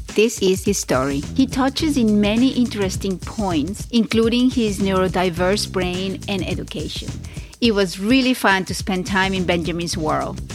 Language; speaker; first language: English; non-native, fluent; Spanish